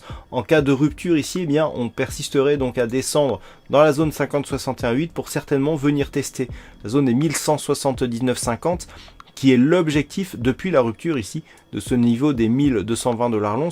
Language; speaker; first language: French; native; French